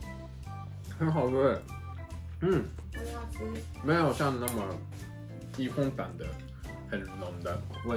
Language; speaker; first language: Chinese; non-native, fluent; Japanese